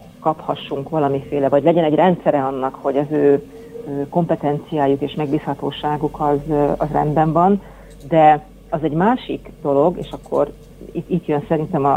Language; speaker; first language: Hungarian; native; Hungarian